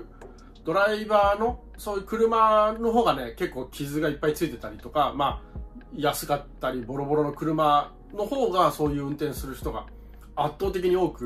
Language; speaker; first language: Japanese; native; Japanese